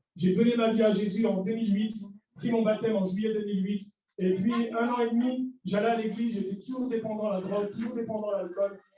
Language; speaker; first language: French; early bilingual, other home language; Arabic